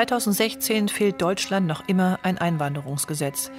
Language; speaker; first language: German; native; German